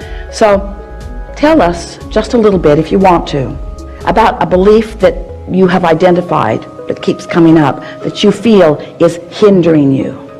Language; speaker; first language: English; native; English